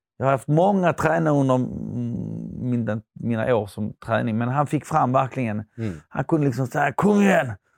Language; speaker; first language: Swedish; early bilingual, other home language; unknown